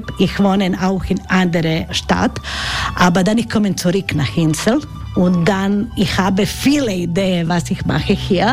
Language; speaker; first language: German; non-native, learner; Croatian